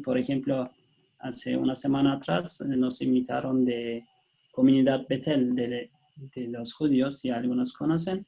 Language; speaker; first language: Spanish; non-native, fluent; Turkish